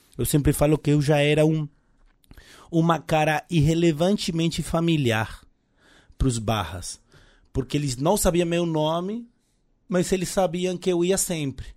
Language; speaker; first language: Portuguese; non-native, fluent; Spanish